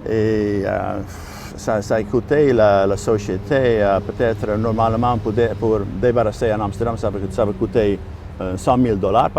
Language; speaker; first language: French; non-native, fluent; Dutch